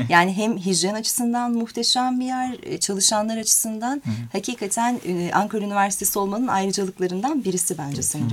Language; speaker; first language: Turkish; native; Turkish